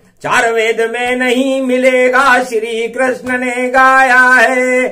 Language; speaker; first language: Hindi; native; Hindi